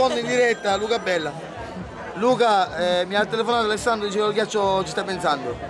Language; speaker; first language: Italian; native; Italian